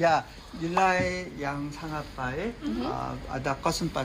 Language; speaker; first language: Indonesian; non-native, learner; Korean